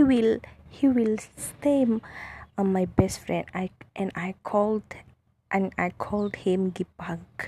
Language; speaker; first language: English; non-native, local second language; Malay